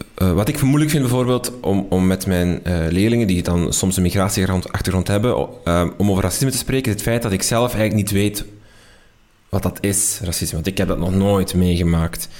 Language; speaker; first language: Dutch; native; Dutch